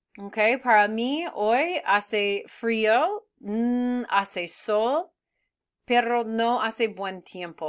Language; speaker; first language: Spanish; non-native, fluent; English